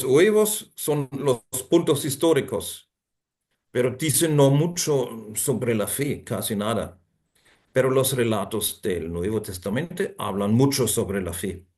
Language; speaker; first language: Spanish; non-native, fluent; German